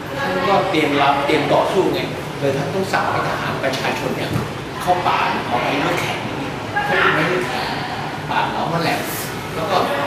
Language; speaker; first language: Thai; non-native, fluent; Vietnamese